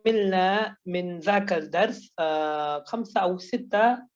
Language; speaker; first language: Arabic; non-native, fluent; Urdu